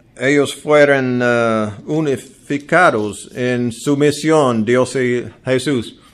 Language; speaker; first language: Spanish; non-native, learner; English